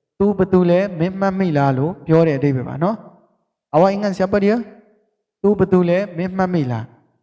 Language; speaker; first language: Burmese; native; Burmese